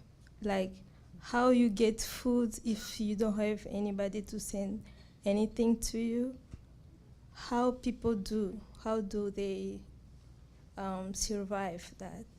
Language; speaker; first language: English; non-native, learner; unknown